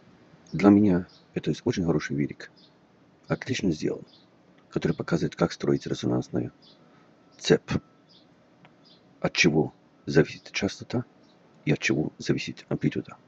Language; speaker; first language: Russian; non-native, learner; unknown